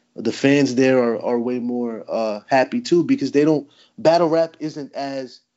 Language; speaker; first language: English; native; English